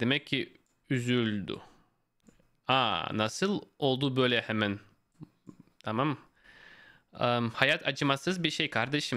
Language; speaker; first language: Turkish; non-native, fluent; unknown